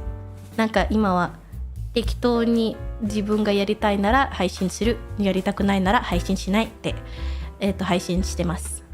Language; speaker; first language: Japanese; non-native, fluent; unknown